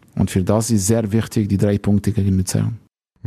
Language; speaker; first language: German; non-native, local second language; French